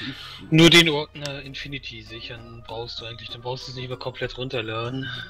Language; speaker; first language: German; native; German